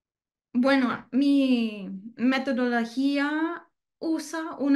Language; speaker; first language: Spanish; non-native, learner; English